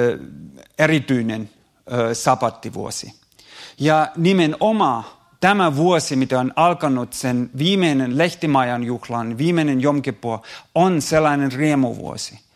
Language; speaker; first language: Finnish; non-native, fluent; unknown